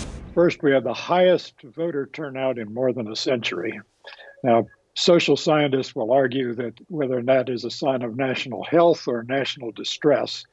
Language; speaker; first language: English; native; English